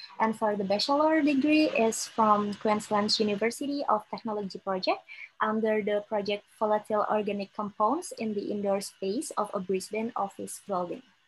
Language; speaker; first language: English; non-native, fluent; Indonesian